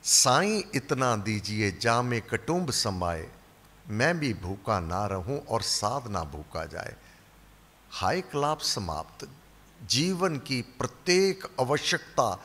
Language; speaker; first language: Hindi; native; Hindi